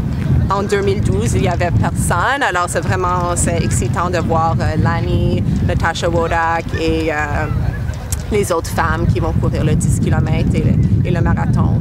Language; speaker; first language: French; non-native, local second language; English